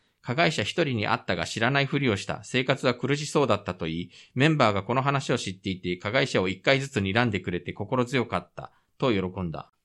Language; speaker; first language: Japanese; native; Japanese